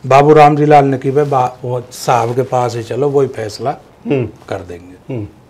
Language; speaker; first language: Hindi; native; Hindi